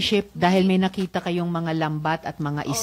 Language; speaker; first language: Filipino; native; Filipino